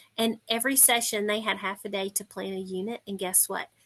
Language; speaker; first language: English; native; English